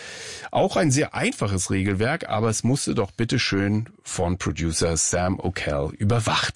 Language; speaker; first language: German; native; German